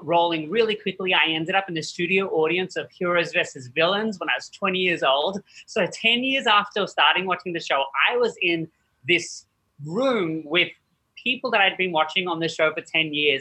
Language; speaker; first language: English; native; English